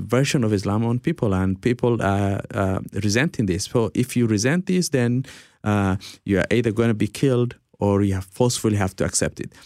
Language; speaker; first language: English; early bilingual, other home language; Somali